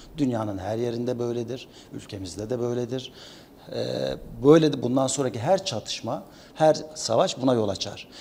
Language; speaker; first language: Turkish; native; Turkish